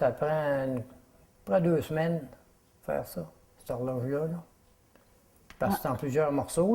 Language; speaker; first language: French; native; French